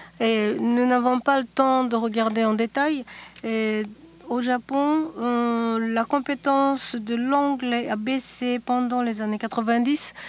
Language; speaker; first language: French; non-native, fluent; Japanese